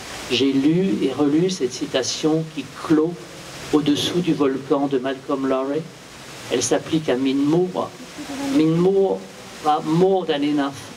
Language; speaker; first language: French; native; French